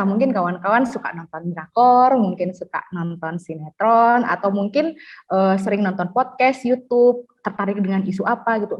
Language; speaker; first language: Indonesian; native; Indonesian